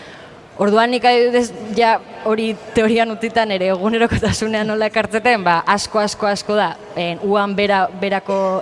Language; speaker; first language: Basque; native; Basque